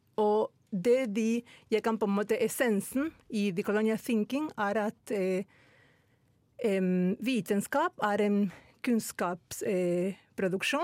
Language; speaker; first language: Norwegian; non-native, fluent; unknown